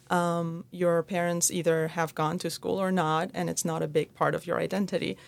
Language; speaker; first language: English; non-native, fluent; Persian